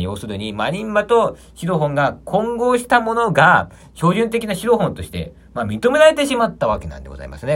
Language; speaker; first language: Japanese; native; Japanese